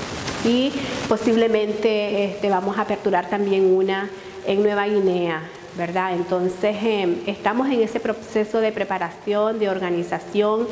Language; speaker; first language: Spanish; native; Spanish